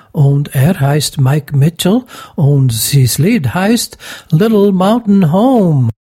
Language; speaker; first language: German; native; German